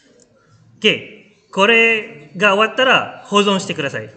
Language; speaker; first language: Japanese; non-native, fluent; Malay